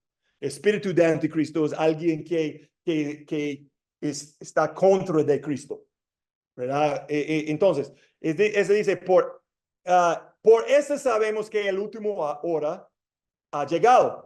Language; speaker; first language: Spanish; non-native, fluent; English